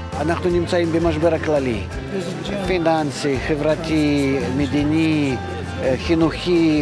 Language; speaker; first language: Hebrew; non-native, fluent; Russian